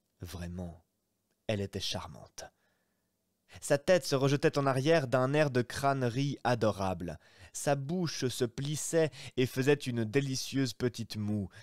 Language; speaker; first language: French; native; French